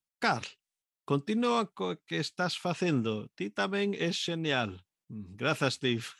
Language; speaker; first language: Galician; non-native, local second language; Spanish